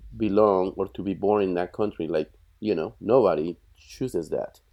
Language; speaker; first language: English; non-native, fluent; Spanish